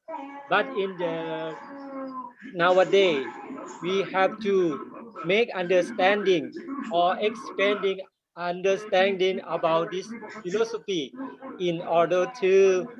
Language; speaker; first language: English; non-native, learner; Thai